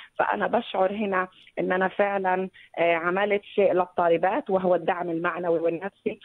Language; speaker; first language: Arabic; native; Arabic